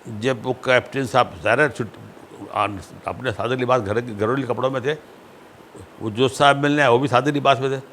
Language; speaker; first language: Urdu; native; Urdu